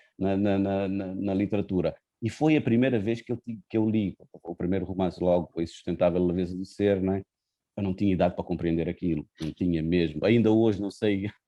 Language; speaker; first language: Portuguese; non-native, local second language; Kabuverdianu